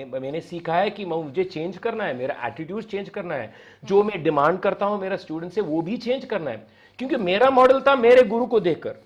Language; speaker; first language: Hindi; non-native, local second language; Tamil